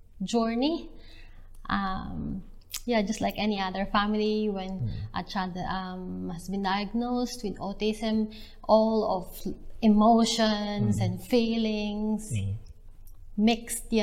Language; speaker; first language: English; non-native, local second language; Filipino